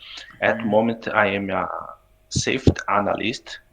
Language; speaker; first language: English; non-native, learner; Portuguese